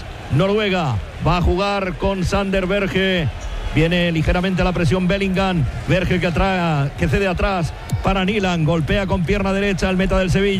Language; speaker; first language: Spanish; native; Spanish